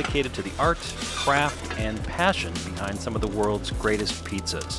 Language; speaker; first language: English; native; English